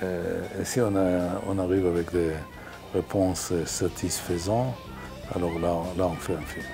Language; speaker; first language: French; non-native, fluent; Hebrew